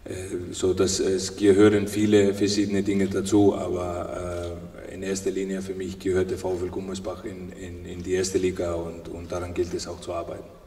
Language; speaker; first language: German; non-native, fluent; Icelandic